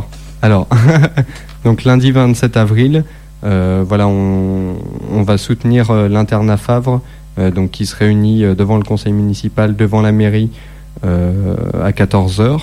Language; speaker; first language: French; native; French